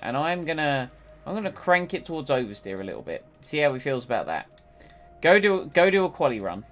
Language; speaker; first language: English; native; English